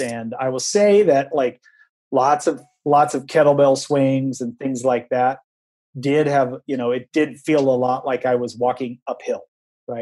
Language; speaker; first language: English; native; English